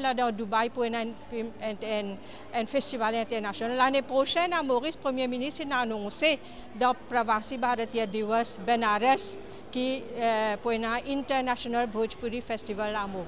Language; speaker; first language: French; non-native, local second language; Bhojpuri